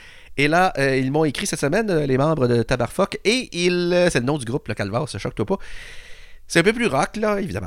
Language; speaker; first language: French; native; French